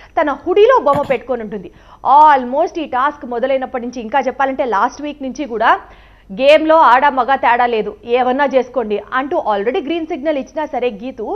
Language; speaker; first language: Telugu; native; Telugu